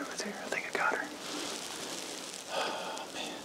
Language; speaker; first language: English; native; English